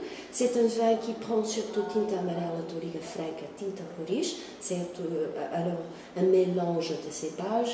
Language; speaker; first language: French; non-native, fluent; Portuguese